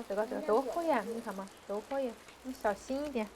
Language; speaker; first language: Chinese; native; Chinese